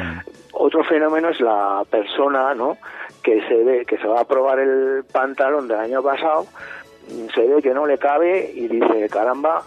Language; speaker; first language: Spanish; native; Spanish